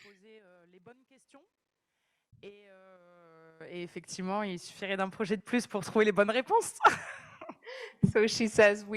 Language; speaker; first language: French; native; French